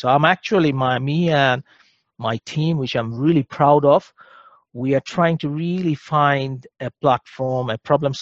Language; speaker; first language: English; non-native, local second language; Bangla